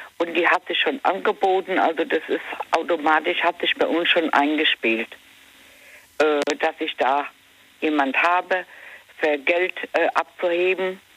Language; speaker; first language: German; native; German